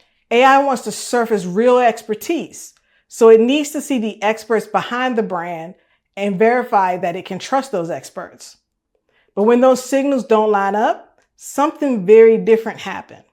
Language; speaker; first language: English; native; English